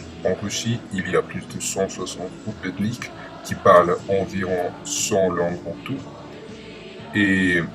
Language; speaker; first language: French; non-native, learner; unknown